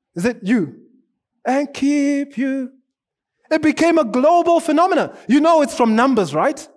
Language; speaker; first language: English; non-native, local second language; Shona